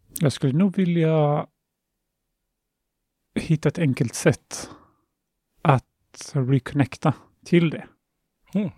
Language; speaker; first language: Swedish; early bilingual, other home language; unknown